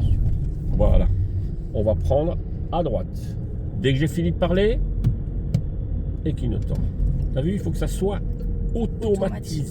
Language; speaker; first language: French; native; French